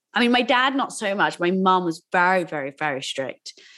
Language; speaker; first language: English; native; English